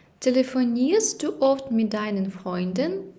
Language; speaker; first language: German; non-native, fluent; Ukrainian